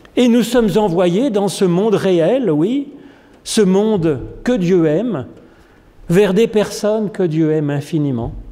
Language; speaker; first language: French; native; French